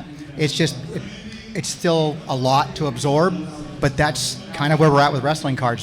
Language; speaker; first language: English; native; English